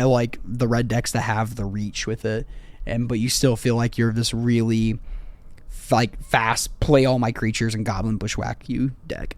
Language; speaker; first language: English; native; English